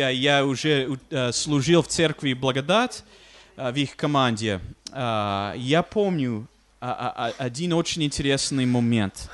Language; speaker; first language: Russian; non-native, fluent; English